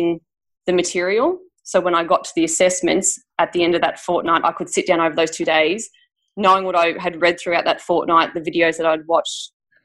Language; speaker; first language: English; native; English